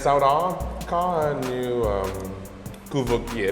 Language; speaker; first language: Vietnamese; non-native, learner; English